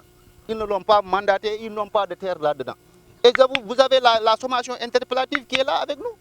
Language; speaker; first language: French; non-native, local second language; Wolof